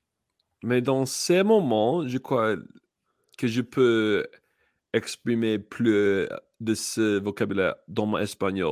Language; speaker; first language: French; non-native, learner; English